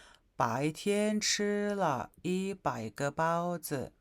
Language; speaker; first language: Chinese; non-native, fluent; Mongolian